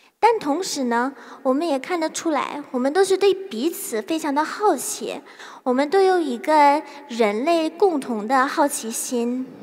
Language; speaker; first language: Chinese; non-native, fluent; English